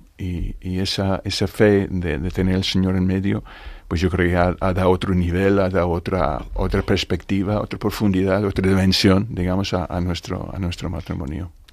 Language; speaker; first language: Spanish; non-native, fluent; English